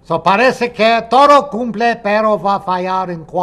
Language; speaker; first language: Spanish; non-native, fluent; English